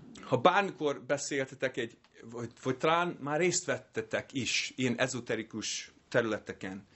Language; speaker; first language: Hungarian; non-native, fluent; English